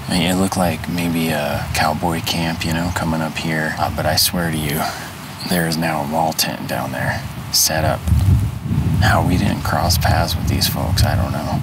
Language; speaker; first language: English; native; English